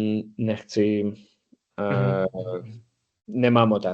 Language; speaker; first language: Czech; non-native, learner; English